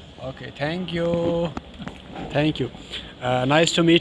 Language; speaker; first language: English; non-native, learner; Urdu